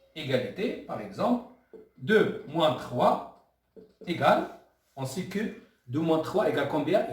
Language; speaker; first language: French; non-native, local second language; Arabic